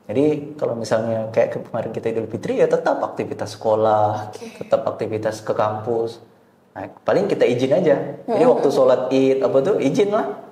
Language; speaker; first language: Indonesian; native; Indonesian